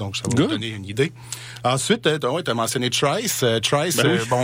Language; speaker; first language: French; native; French